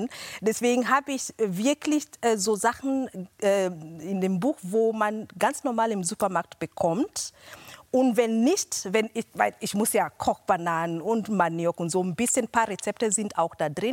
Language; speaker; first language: German; non-native, fluent; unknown